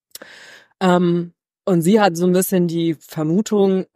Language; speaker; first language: German; native; German